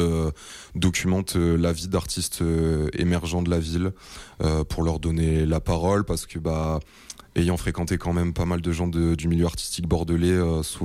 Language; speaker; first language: French; native; French